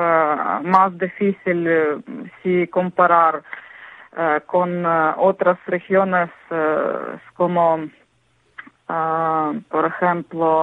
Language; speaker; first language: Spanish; non-native, learner; Ukrainian